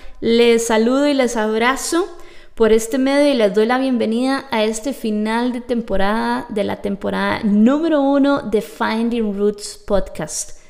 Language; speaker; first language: Spanish; native; Spanish